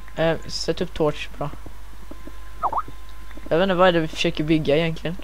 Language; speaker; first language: Swedish; native; Swedish